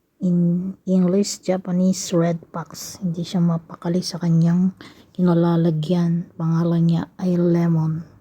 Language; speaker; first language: Filipino; native; Filipino